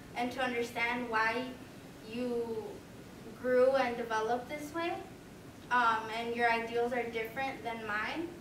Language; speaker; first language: English; native; English